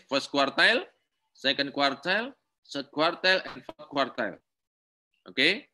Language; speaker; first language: English; non-native, learner; Indonesian